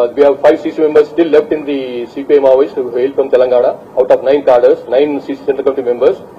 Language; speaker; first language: English; non-native, local second language; Telugu